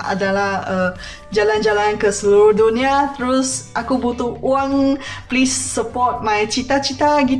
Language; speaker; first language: Indonesian; non-native, fluent; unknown